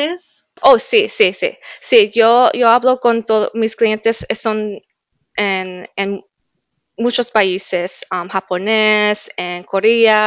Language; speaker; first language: Spanish; early bilingual, heritage; Spanish